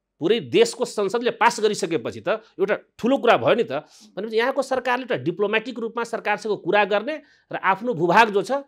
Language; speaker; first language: Nepali; non-native, local second language; Maithili